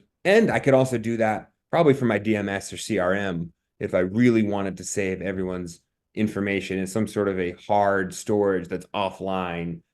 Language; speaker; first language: English; native; English